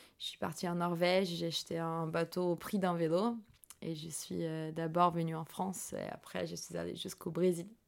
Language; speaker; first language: French; non-native, fluent; Portuguese